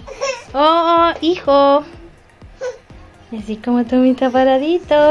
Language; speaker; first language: Spanish; native; Spanish